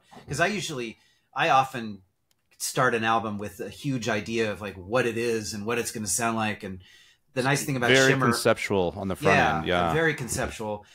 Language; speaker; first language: English; native; English